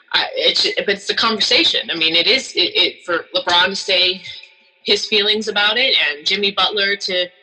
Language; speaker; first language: English; native; English